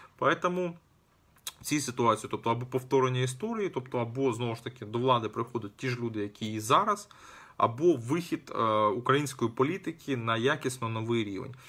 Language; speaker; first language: Ukrainian; non-native, local second language; Russian